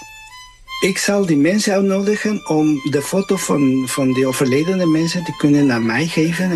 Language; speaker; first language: Dutch; non-native, fluent; Spanish